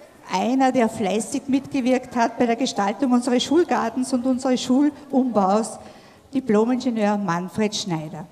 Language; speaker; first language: German; native; German